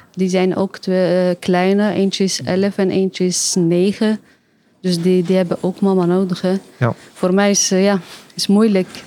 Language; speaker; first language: Dutch; non-native, learner; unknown